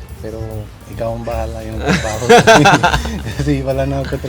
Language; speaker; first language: Filipino; non-native, learner; Punjabi